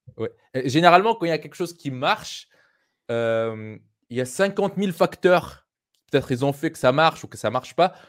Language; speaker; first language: French; non-native, local second language; Arabic